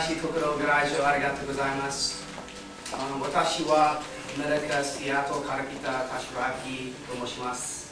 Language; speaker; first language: Japanese; non-native, fluent; Tibetan